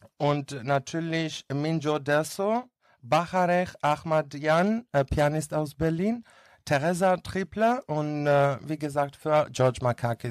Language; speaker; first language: German; non-native, learner; Greek